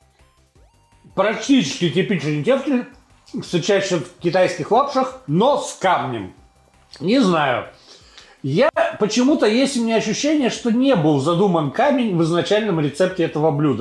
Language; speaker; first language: Russian; native; Russian